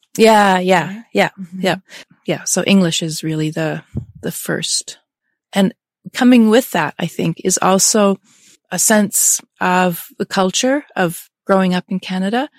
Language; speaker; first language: English; early bilingual, other home language; German